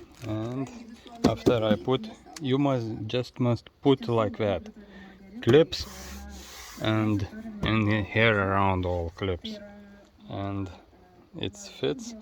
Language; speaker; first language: English; non-native, learner; Lithuanian